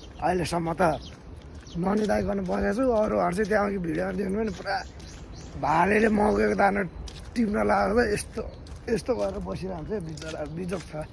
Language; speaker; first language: Nepali; native; Nepali